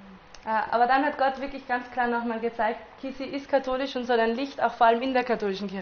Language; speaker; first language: German; native; German